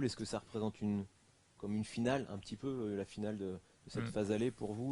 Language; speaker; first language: French; native; French